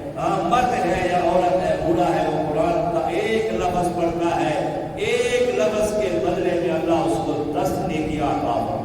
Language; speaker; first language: Urdu; native; Urdu